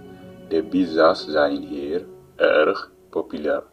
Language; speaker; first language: Dutch; non-native, learner; Tigrinya